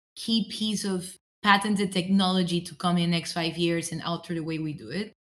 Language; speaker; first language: English; non-native, fluent; Spanish